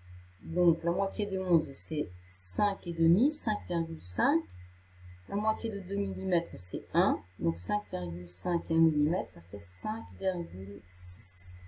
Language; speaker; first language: French; native; French